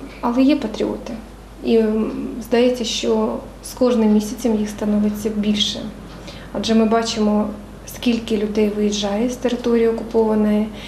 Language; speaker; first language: Ukrainian; non-native, local second language; Russian